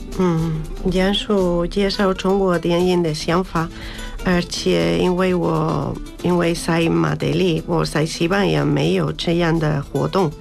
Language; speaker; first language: Chinese; non-native, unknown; Spanish